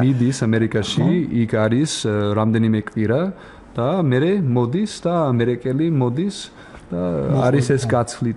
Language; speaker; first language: Georgian; non-native, learner; English